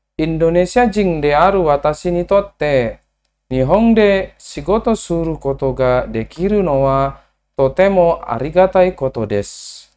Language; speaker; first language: Japanese; non-native, learner; Indonesian